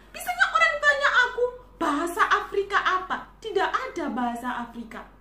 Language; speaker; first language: Indonesian; non-native, fluent; Shona